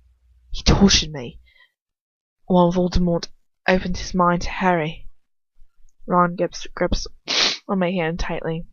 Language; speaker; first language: English; native; English